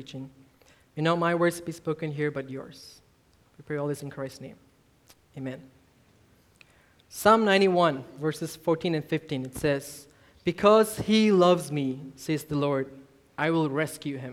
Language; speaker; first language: English; non-native, local second language; Tamil